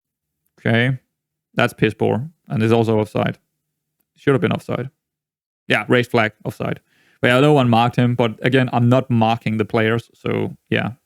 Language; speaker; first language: English; non-native, fluent; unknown